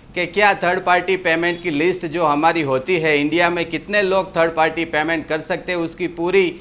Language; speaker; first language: Hindi; non-native, local second language; Gujarati